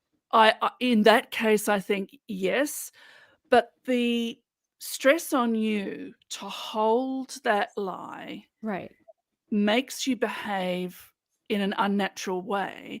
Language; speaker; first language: English; native; English